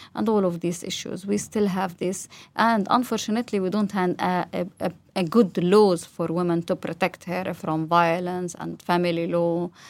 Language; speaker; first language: English; non-native, fluent; Arabic